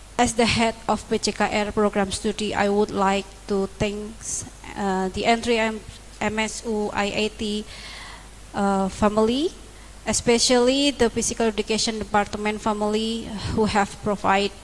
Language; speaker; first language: English; non-native, learner; Indonesian